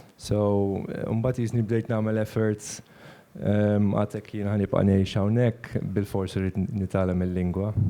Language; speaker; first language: Maltese; non-native, fluent; Dutch